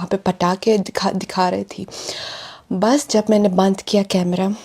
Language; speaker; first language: Hindi; non-native, fluent; Russian